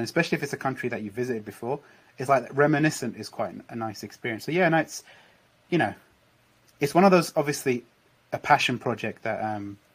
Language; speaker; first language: English; native; English